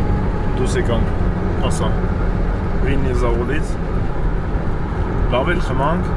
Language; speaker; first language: Russian; non-native, learner; Armenian